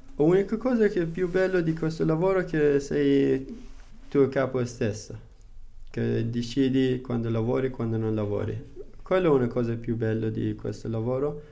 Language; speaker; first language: Italian; non-native, learner; Persian